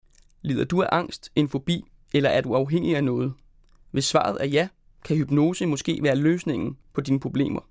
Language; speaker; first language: Danish; native; Danish